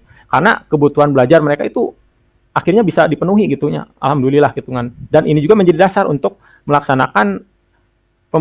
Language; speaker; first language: Indonesian; non-native, local second language; Sundanese